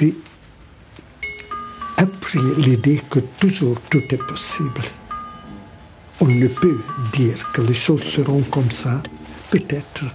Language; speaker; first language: French; non-native, fluent; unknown